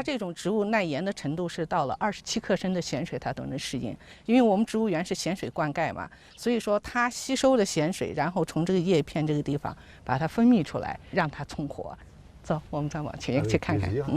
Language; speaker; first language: Chinese; native; Chinese